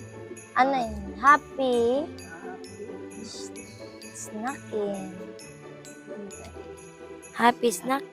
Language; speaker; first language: Filipino; native; Filipino